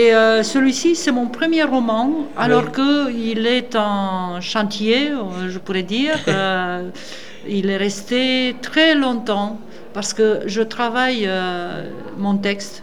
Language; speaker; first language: French; non-native, fluent; Romanian